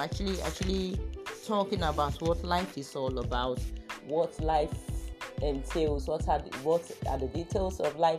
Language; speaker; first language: English; non-native, local second language; Yoruba